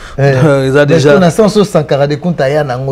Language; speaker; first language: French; non-native, local second language; Lingala